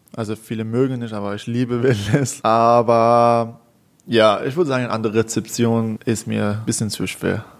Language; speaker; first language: German; non-native, learner; Persian